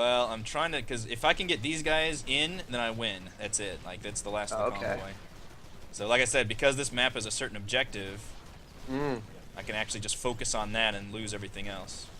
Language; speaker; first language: English; native; English